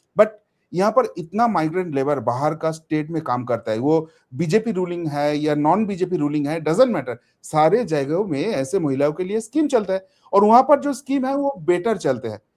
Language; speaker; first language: Hindi; non-native, local second language; Bangla